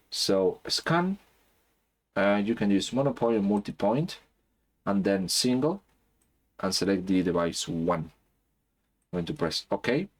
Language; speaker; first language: English; non-native, fluent; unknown